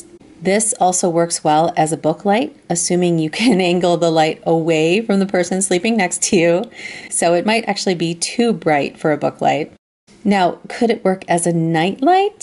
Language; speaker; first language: English; native; English